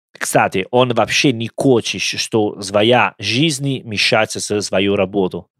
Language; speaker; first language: Russian; non-native, learner; Italian